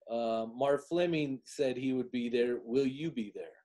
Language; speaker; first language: English; native; English